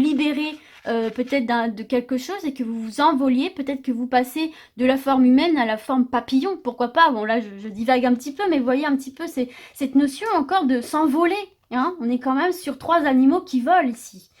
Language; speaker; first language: French; native; French